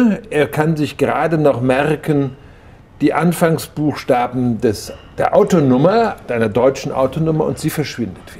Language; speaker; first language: German; native; German